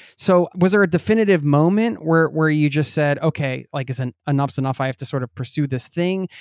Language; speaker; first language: English; native; English